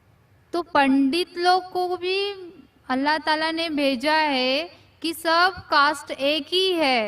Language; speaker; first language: Hindi; non-native, local second language; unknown